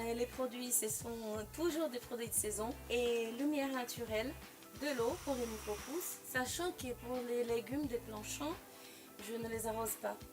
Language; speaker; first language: French; non-native, fluent; Portuguese